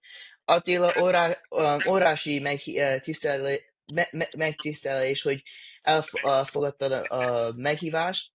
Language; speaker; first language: Hungarian; early bilingual, heritage; English